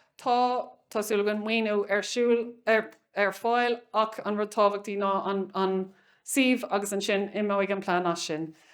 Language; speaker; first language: Irish; non-native, local second language; English